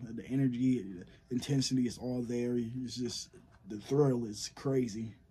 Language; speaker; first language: English; native; English